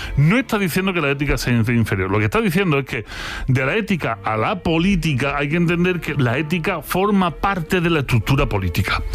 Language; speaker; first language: Spanish; native; Spanish